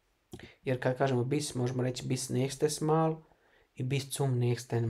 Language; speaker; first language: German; non-native, fluent; Bosnian